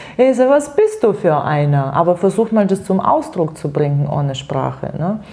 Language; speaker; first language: German; non-native, fluent; Russian